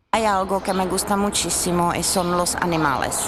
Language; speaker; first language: Spanish; non-native, learner; Czech